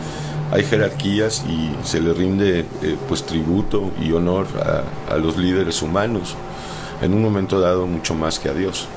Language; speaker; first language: Spanish; native; Spanish